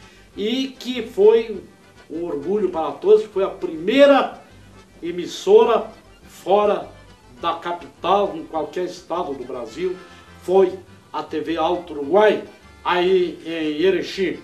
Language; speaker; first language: Portuguese; native; Portuguese